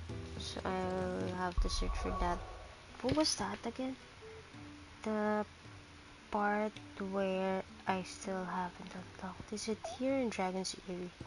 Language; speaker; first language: English; non-native, local second language; Filipino